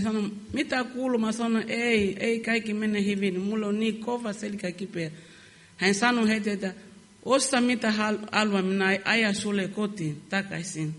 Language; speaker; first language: Finnish; non-native, learner; Lingala